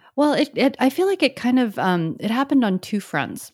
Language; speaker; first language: English; native; English